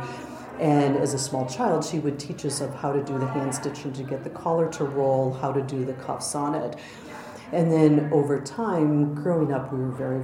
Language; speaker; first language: English; native; English